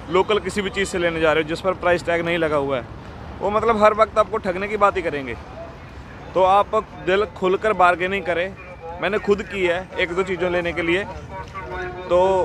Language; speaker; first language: Hindi; non-native, local second language; Punjabi